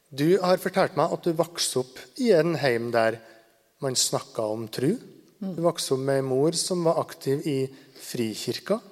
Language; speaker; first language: Norwegian; native; Norwegian